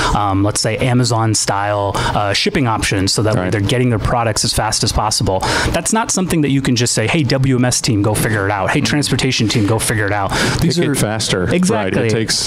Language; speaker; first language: English; native; English